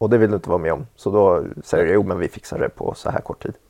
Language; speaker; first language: Swedish; native; Swedish